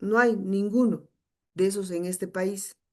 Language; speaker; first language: Spanish; native; Spanish